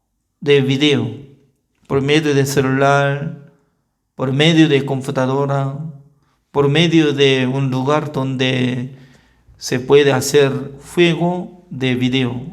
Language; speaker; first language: Spanish; non-native, learner; Korean